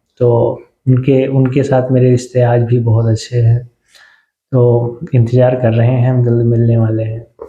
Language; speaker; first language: Hindi; native; Hindi